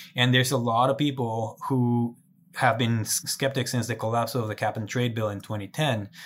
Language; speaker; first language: English; non-native, fluent; Spanish